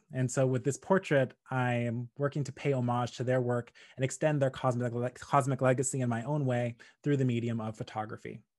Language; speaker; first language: English; native; English